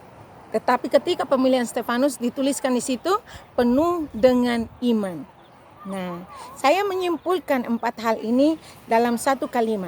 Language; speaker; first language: Indonesian; native; Indonesian